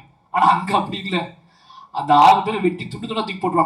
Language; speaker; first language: Tamil; native; Tamil